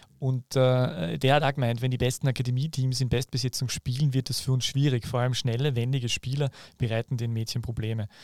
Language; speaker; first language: German; native; German